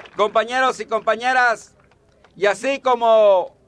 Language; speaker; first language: Spanish; early bilingual, heritage; Spanish